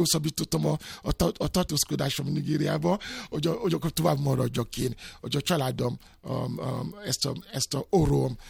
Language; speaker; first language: Hungarian; non-native, fluent; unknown